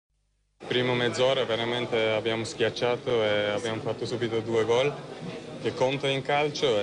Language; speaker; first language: Italian; non-native, fluent; Turkish